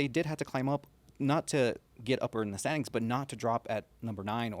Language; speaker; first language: English; native; English